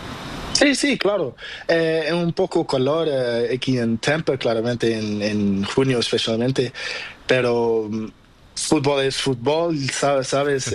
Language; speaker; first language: Spanish; non-native, learner; Portuguese